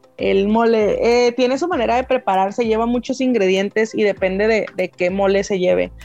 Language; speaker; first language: Spanish; native; Spanish